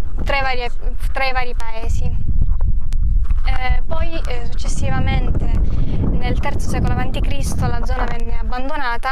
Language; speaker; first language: Italian; native; Italian